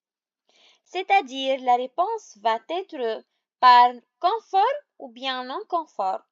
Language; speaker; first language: French; non-native, local second language; Arabic